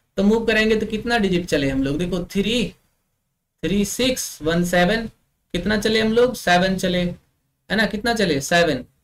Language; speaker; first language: Hindi; native; Hindi